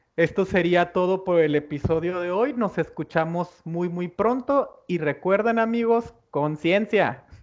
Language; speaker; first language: Spanish; native; Spanish